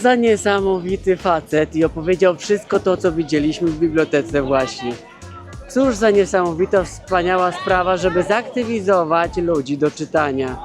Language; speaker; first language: Polish; native; Polish